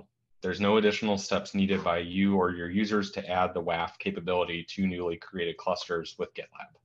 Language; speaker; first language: English; native; English